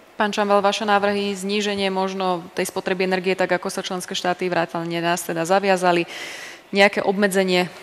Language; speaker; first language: Slovak; native; Slovak